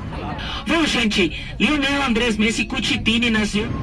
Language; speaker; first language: Portuguese; non-native, learner; Spanish